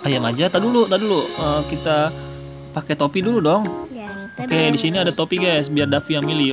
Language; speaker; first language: Indonesian; native; Indonesian